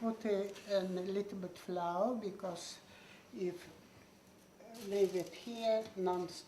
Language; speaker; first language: English; non-native, learner; Russian